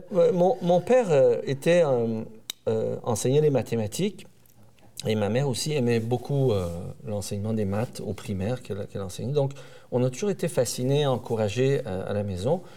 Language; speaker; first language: French; early bilingual, other home language; Persian